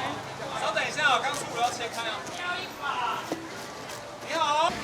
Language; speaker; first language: Chinese; native; Chinese